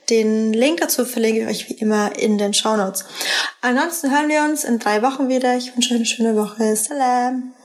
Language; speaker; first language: German; early bilingual, other home language; Persian